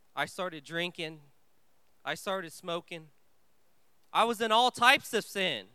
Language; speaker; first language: English; early bilingual, other home language; Vietnamese